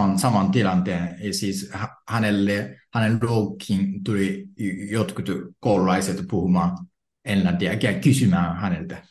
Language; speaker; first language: Finnish; non-native, fluent; Japanese